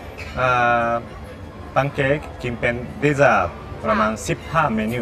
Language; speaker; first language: Thai; non-native, learner; Japanese